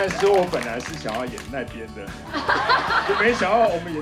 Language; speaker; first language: Chinese; native; Chinese